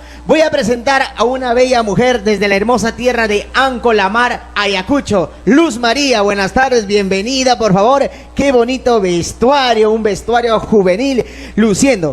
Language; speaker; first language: Spanish; native; Spanish